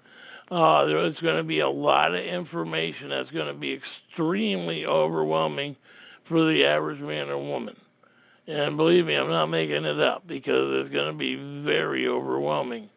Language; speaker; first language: English; native; English